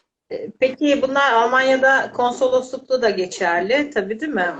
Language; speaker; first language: Turkish; native; Turkish